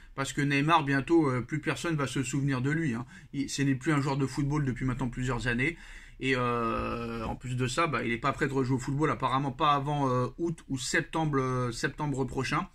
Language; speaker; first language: French; native; French